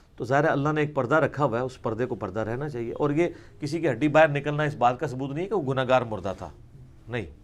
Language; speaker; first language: Urdu; non-native, local second language; Punjabi